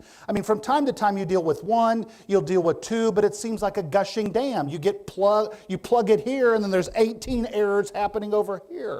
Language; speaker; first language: English; native; English